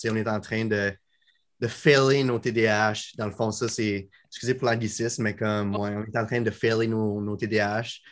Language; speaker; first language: French; native; French